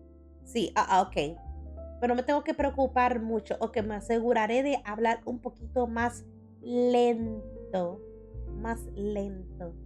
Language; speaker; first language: Spanish; early bilingual, heritage; Spanish